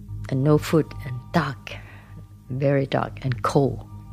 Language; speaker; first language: English; non-native, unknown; Vietnamese